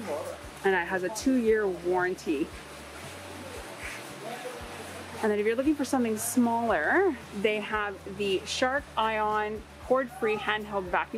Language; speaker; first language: English; native; English